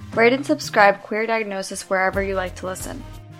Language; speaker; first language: English; early bilingual, other home language; Urdu